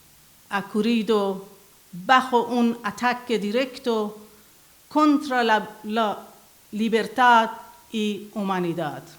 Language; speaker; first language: Spanish; non-native, learner; Persian